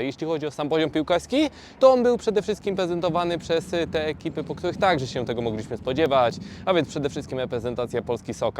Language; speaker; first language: Polish; native; Polish